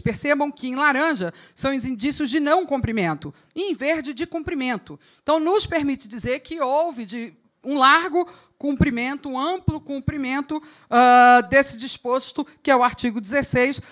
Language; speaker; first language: Portuguese; native; Portuguese